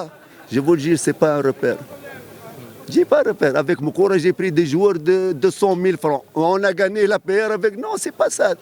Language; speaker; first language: French; non-native, local second language; Arabic